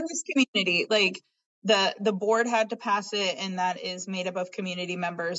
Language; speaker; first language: English; native; English